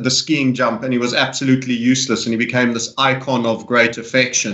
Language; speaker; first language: English; native; English